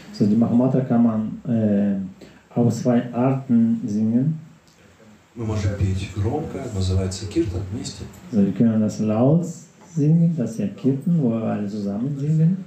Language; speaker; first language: German; non-native, learner; Russian